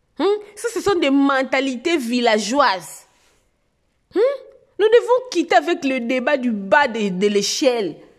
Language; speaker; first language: French; non-native, local second language; Lingala